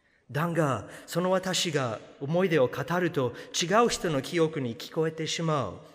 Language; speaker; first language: Japanese; non-native, fluent; English